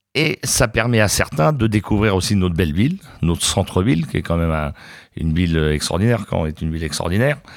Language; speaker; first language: French; native; French